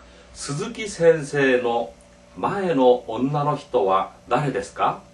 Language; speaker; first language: Japanese; non-native, fluent; Korean